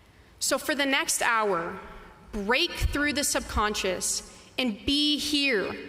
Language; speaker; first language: English; native; English